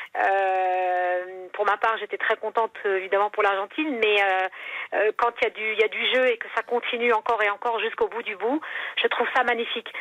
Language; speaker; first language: French; native; French